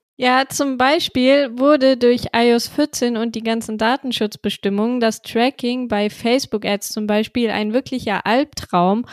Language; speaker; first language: German; native; German